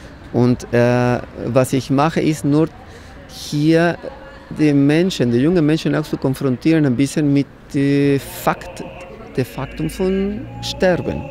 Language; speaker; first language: German; non-native, fluent; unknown